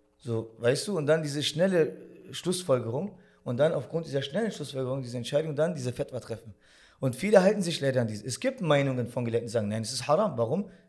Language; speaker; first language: German; early bilingual, other home language; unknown